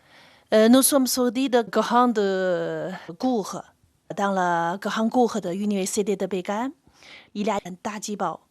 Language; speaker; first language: French; non-native, fluent; Chinese